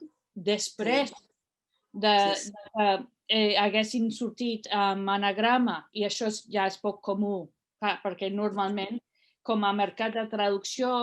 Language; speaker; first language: Catalan; non-native, fluent; English